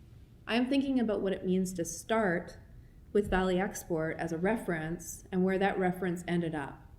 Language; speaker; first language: English; native; English